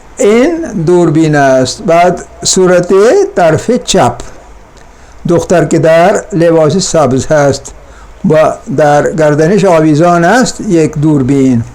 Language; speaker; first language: Persian; non-native, fluent; Urdu